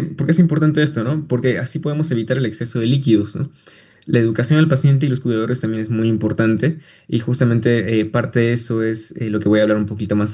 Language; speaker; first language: Spanish; native; Spanish